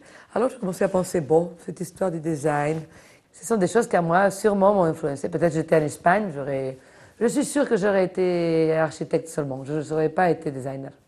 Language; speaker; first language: French; non-native, fluent; Spanish